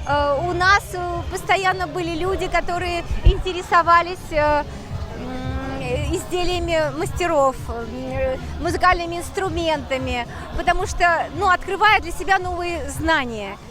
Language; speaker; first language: Russian; native; Russian